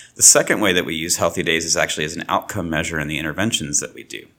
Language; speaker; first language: English; native; English